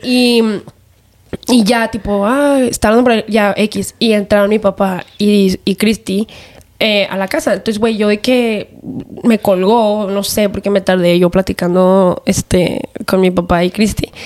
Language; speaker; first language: Spanish; native; Spanish